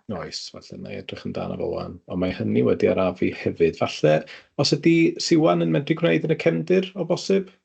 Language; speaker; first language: Welsh; native; Welsh